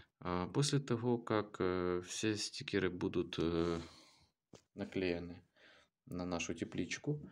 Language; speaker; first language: Russian; native; Russian